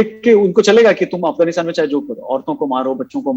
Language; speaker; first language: Hindi; native; Hindi